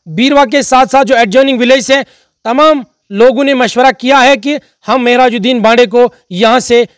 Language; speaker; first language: Hindi; non-native, local second language; Kashmiri